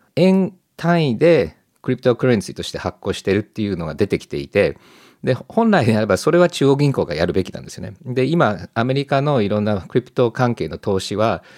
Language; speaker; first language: Japanese; native; Japanese